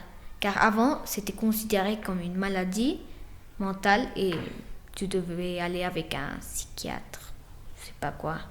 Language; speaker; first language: French; non-native, fluent; Spanish